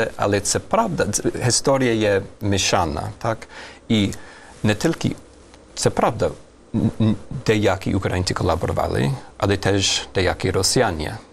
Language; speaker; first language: Ukrainian; non-native, fluent; English